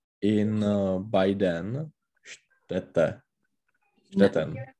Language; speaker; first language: German; non-native, learner; Czech